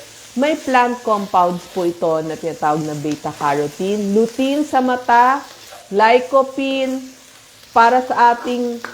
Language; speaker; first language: Filipino; native; Filipino